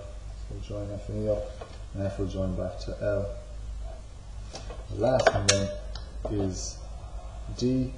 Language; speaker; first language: English; native; English